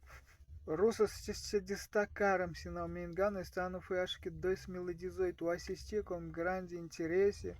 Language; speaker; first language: Portuguese; non-native, learner; Russian